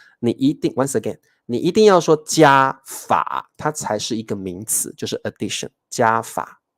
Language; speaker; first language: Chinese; native; Chinese